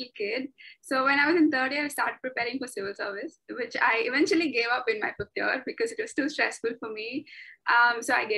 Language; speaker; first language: English; non-native, local second language; Tamil